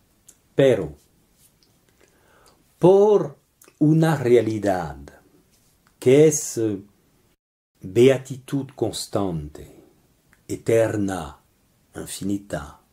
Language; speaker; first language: Spanish; non-native, learner; French